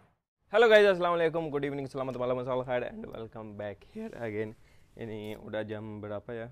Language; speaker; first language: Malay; non-native, fluent; Urdu